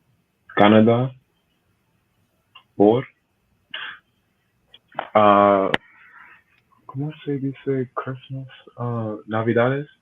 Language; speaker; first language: Spanish; non-native, learner; English